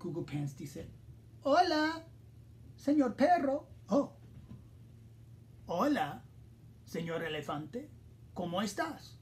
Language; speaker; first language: Spanish; non-native, fluent; English